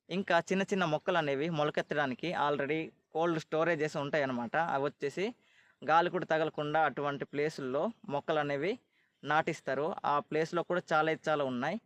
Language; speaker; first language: Telugu; native; Telugu